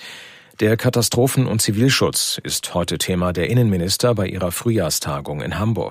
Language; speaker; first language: German; native; German